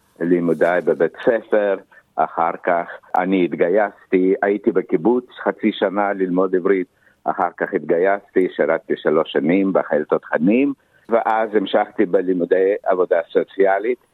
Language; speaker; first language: Hebrew; non-native, fluent; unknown